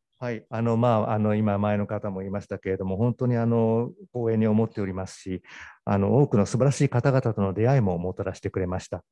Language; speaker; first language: Japanese; native; Japanese